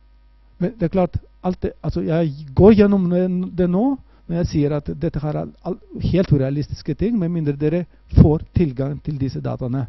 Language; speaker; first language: Norwegian; non-native, fluent; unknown